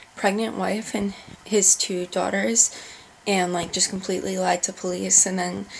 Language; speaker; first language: English; native; English